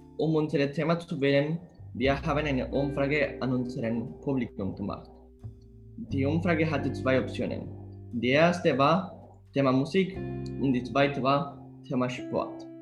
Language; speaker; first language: German; non-native, learner; Spanish